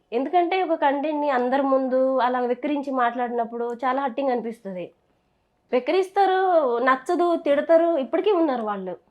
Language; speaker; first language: Telugu; native; Telugu